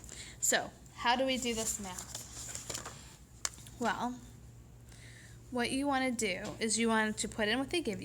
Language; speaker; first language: English; native; English